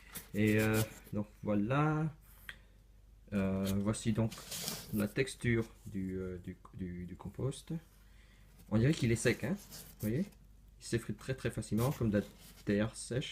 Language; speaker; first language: French; native; French